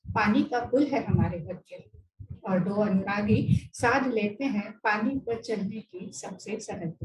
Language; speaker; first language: Hindi; non-native, local second language; Marathi